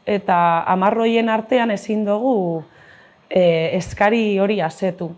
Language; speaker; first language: Basque; non-native, local second language; Spanish